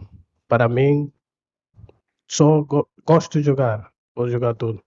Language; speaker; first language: Portuguese; non-native, learner; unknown